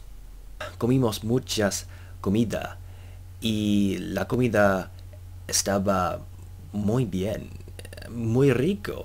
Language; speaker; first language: Spanish; non-native, learner; English